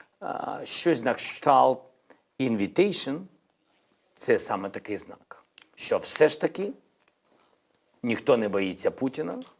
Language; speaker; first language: Ukrainian; non-native, local second language; Russian